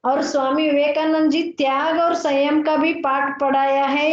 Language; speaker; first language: Hindi; non-native, local second language; Kannada